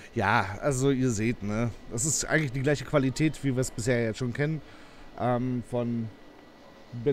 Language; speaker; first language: German; native; German